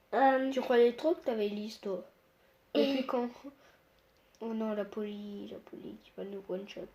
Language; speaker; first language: French; native; French